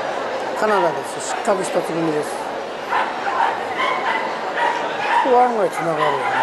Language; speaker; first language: Japanese; native; Japanese